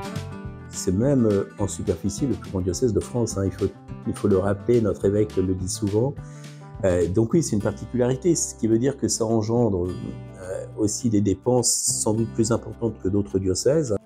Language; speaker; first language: French; native; French